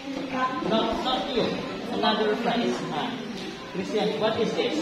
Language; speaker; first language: English; non-native, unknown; Indonesian